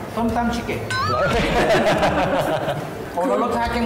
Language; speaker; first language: Thai; native; Thai